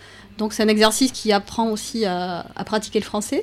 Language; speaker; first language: French; native; French